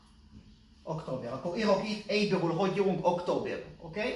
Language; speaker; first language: Hungarian; non-native, learner; Hebrew